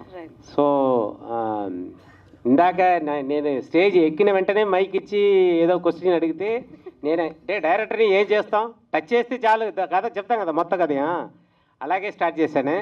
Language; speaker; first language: Telugu; native; Telugu